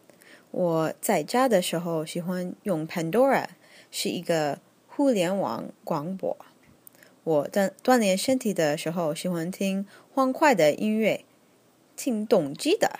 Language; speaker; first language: Chinese; non-native, learner; English